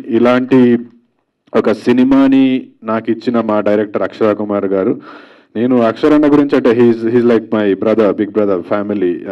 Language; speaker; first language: Telugu; native; Telugu